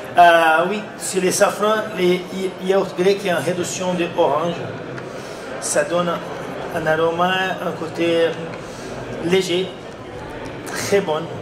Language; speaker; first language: French; non-native, learner; Portuguese